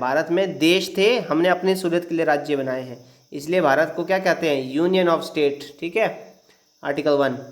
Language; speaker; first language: Hindi; native; Hindi